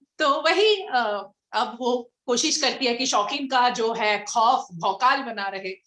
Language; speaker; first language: Hindi; non-native, local second language; Bangla